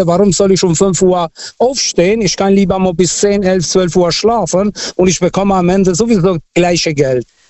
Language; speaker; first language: German; non-native, fluent; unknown